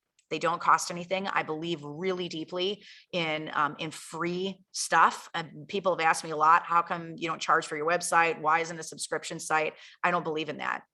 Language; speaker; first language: English; native; English